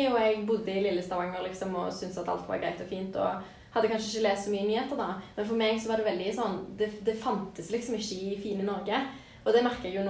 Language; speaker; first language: Norwegian; native; Norwegian